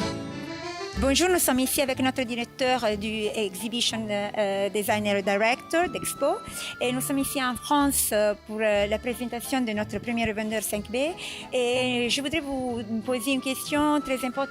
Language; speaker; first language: French; non-native, fluent; Italian